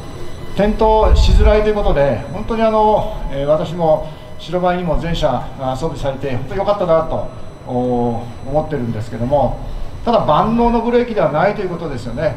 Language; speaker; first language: Japanese; native; Japanese